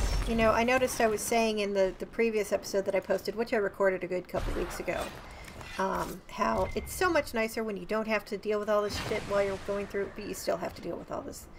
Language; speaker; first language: English; native; English